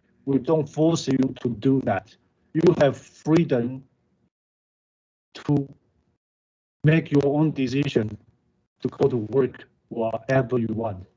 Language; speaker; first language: English; non-native, learner; Chinese